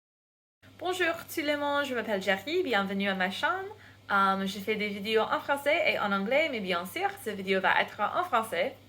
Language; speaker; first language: French; non-native, fluent; English